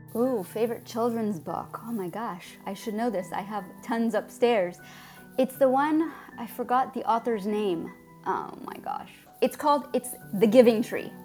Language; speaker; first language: English; early bilingual, other home language; Persian